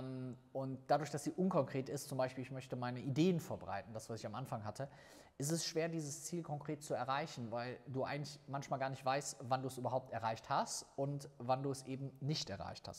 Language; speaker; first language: German; native; German